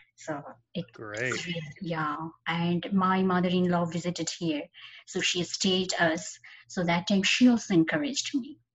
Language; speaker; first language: English; non-native, local second language; Bangla